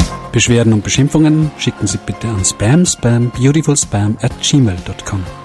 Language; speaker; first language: German; native; German